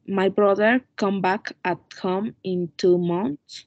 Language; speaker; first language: English; non-native, learner; Spanish